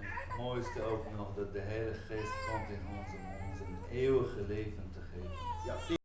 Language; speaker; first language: Dutch; non-native, fluent; Arabic